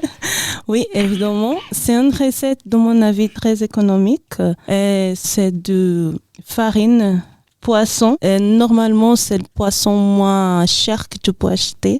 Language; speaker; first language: French; non-native, learner; Portuguese